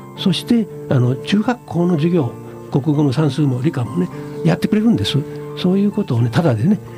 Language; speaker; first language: Japanese; native; Japanese